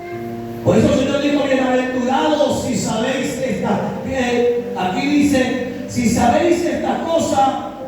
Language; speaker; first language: Spanish; native; Spanish